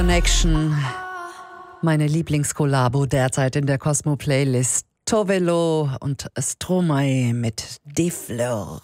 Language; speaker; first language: German; native; German